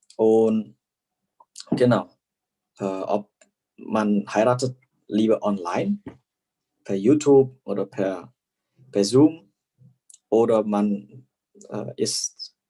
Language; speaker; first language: German; non-native, fluent; Indonesian